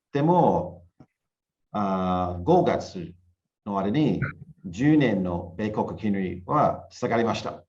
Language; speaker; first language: Japanese; non-native, learner; English